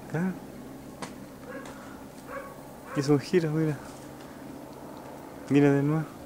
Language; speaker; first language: Spanish; native; Spanish